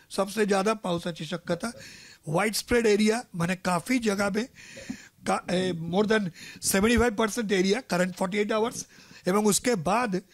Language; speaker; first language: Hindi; non-native, local second language; Marathi